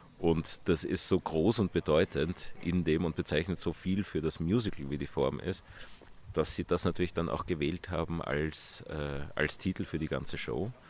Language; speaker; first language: German; native; German